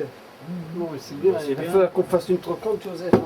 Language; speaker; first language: French; native; French